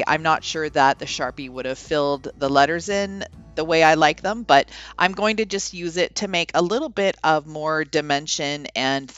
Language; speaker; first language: English; native; English